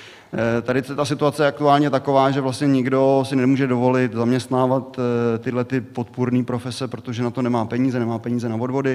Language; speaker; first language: Czech; native; Czech